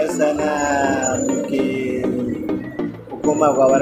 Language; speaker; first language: Arabic; non-native, learner; Bangla